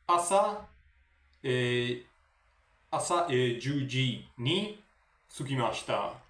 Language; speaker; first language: Japanese; non-native, learner; Spanish